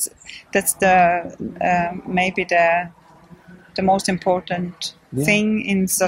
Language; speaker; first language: English; non-native, fluent; Swedish